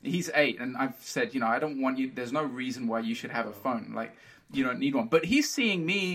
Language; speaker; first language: English; early bilingual, other home language; Portuguese